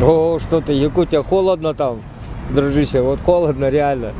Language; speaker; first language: Russian; native; Russian